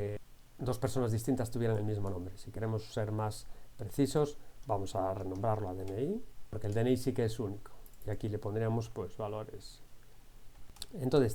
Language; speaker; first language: Spanish; native; Spanish